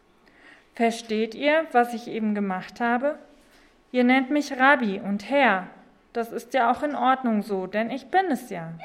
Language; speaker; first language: German; native; German